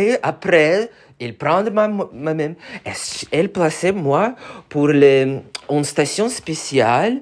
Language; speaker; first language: French; non-native, learner; Russian